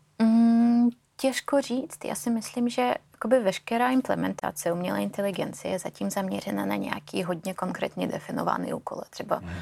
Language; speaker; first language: Czech; non-native, fluent; Russian